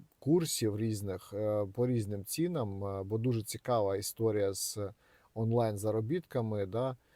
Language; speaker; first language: Ukrainian; non-native, local second language; Russian